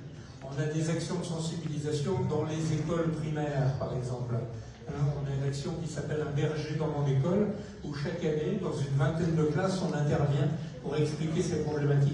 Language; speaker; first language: French; native; French